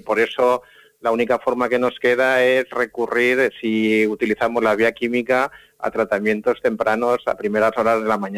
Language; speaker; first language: Spanish; native; Spanish